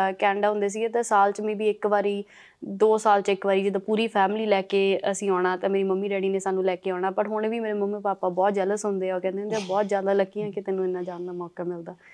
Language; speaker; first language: Punjabi; early bilingual, heritage; Punjabi